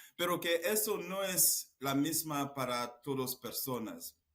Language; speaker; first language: Spanish; non-native, fluent; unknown